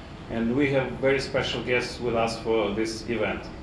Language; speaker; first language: English; non-native, fluent; Ukrainian